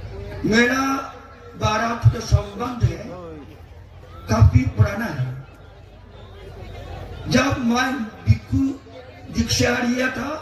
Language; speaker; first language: Hindi; non-native, learner; Japanese